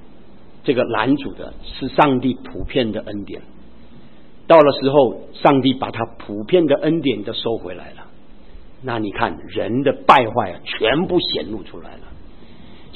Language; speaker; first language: Chinese; native; Chinese